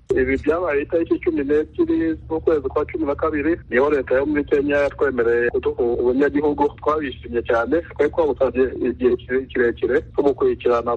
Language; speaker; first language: Kinyarwanda; early bilingual, heritage; Kinyarwanda